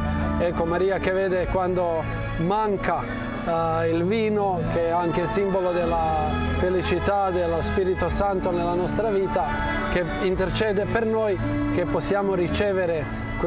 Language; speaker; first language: Italian; non-native, fluent; Croatian